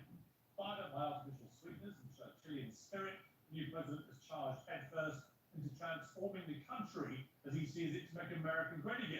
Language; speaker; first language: English; native; English